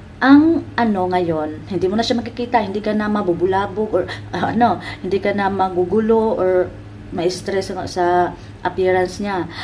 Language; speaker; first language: Filipino; non-native, local second language; Cebuano